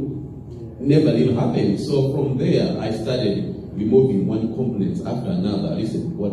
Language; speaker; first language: English; non-native, local second language; Nyanja